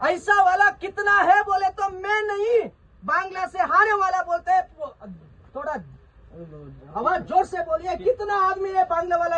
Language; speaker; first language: Hindi; non-native, local second language; Kannada